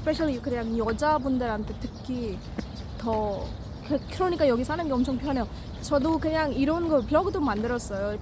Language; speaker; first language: Korean; non-native, learner; Hindi